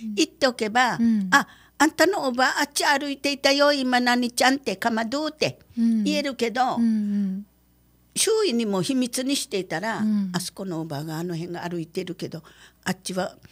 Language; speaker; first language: Japanese; native; Japanese